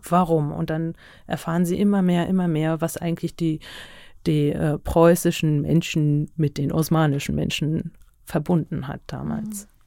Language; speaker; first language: German; early bilingual, other home language; Turkish